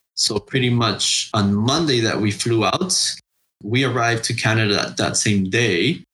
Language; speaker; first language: English; non-native, fluent; Spanish